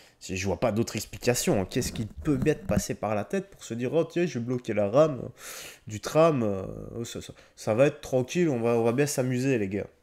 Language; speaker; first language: French; native; French